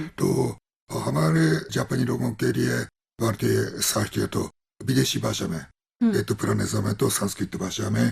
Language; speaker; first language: Hindi; non-native, fluent; Japanese